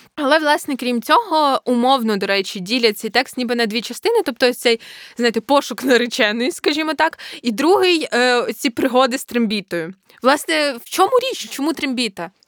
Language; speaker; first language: Ukrainian; native; Ukrainian